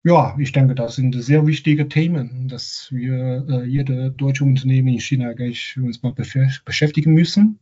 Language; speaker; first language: German; non-native, fluent; Chinese